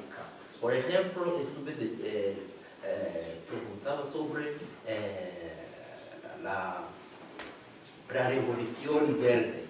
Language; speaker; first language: Spanish; non-native, fluent; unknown